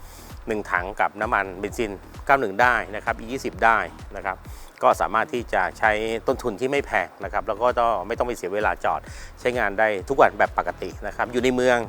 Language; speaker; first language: Thai; native; Thai